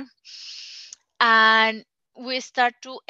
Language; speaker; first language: English; non-native, learner; Spanish